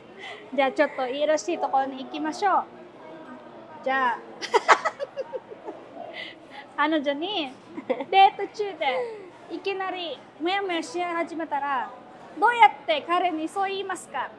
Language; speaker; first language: Japanese; non-native, fluent; Filipino